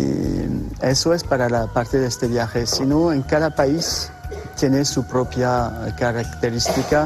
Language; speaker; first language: Spanish; non-native, fluent; French